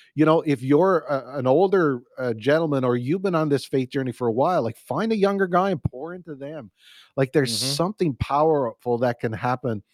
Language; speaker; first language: English; native; English